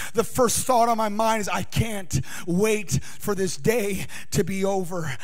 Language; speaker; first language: English; native; English